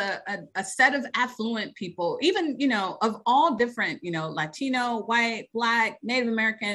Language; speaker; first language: English; native; English